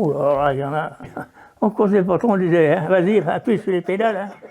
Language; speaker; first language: French; native; French